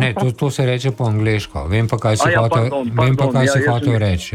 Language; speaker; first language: Slovenian; native; Slovenian